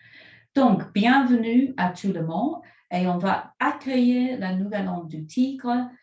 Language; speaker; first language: French; non-native, fluent; English